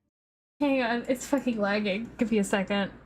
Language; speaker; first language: English; native; English